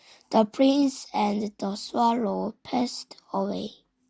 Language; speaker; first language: English; non-native, learner; Korean